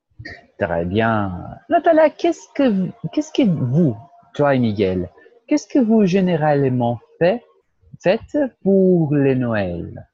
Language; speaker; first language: French; non-native, fluent; Portuguese